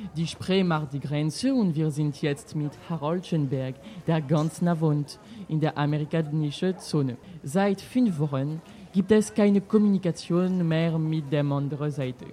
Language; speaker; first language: German; non-native, learner; French